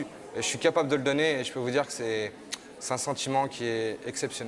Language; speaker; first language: French; native; French